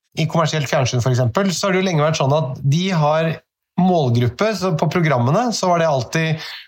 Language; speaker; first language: Norwegian; native; Norwegian